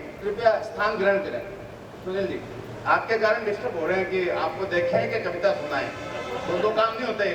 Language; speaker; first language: Hindi; native; Hindi